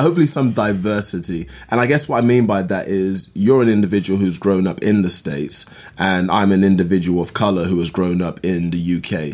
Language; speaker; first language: English; native; English